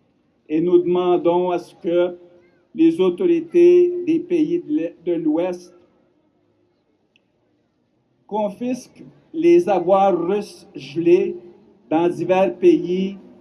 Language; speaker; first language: French; non-native, local second language; Ukrainian